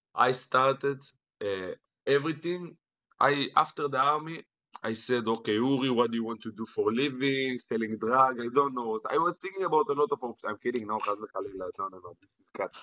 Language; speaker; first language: English; non-native, fluent; Hebrew